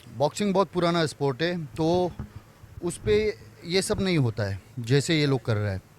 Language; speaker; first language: Hindi; non-native, fluent; Persian